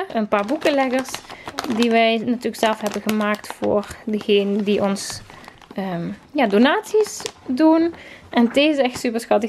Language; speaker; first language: Dutch; native; Dutch